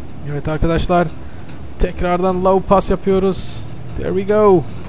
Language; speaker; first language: Turkish; early bilingual, heritage; Turkish